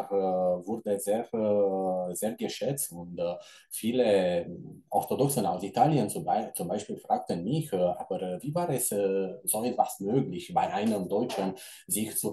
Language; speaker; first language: German; non-native, fluent; Romanian